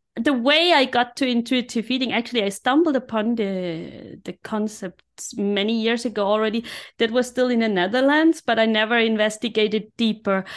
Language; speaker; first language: English; non-native, fluent; German